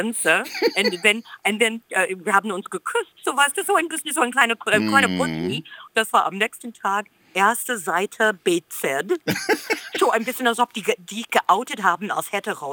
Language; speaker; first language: German; non-native, fluent; English